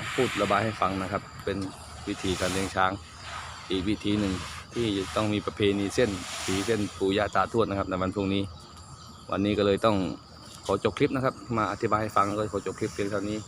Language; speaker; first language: Thai; non-native, local second language; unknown